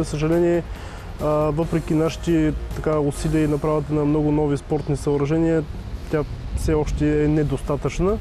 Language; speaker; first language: Bulgarian; native; Bulgarian